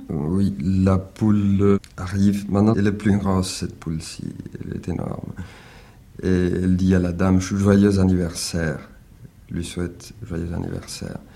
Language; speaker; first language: French; early bilingual, other home language; Spanish